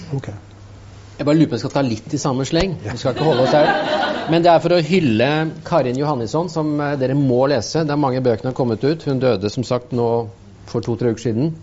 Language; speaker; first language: Norwegian; native; Norwegian